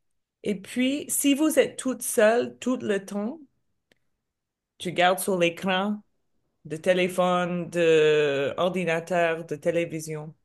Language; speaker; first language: French; non-native, learner; English